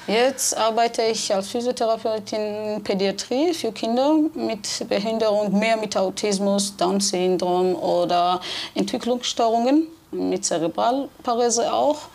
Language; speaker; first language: German; non-native, fluent; Georgian